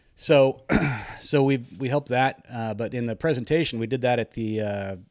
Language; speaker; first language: English; native; English